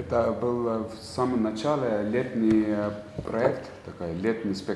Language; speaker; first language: Russian; non-native, learner; Estonian